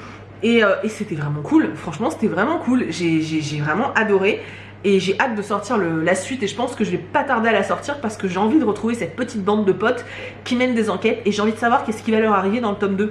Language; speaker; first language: French; native; French